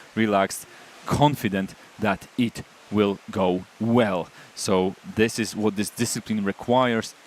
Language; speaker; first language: English; non-native, fluent; Polish